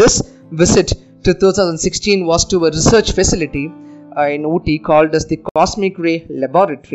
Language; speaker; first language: English; non-native, local second language; Tamil